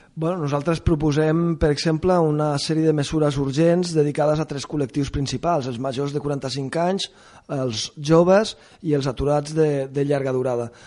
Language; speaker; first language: Catalan; non-native, local second language; Spanish